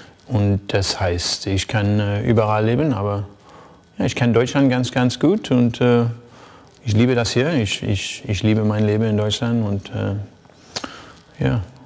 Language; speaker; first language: German; non-native, fluent; English